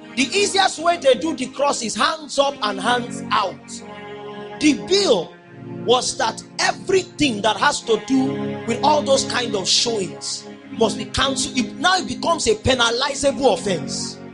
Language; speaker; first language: English; non-native, local second language; Yoruba